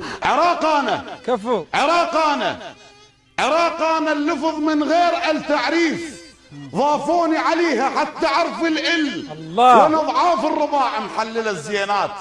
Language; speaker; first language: Arabic; native; Arabic